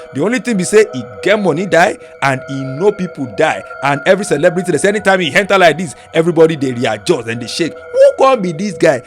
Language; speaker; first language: Nigerian Pidgin; non-native, local second language; Yoruba